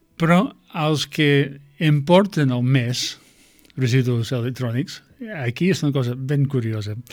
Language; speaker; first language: Catalan; non-native, fluent; English